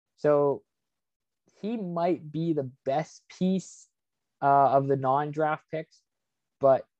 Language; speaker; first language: English; native; English